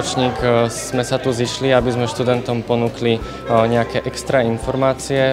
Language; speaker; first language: Slovak; native; Slovak